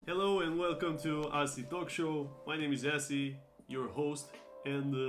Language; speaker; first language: English; non-native, fluent; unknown